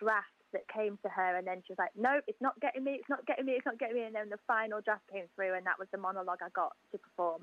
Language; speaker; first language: English; native; English